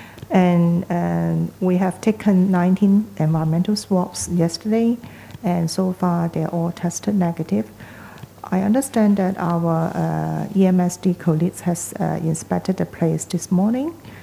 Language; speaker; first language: English; non-native, local second language; Cantonese